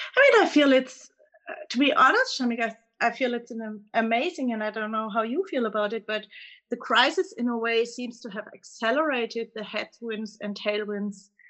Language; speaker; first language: English; non-native, fluent; German